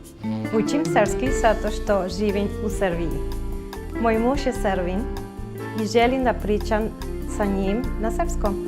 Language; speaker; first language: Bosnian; non-native, learner; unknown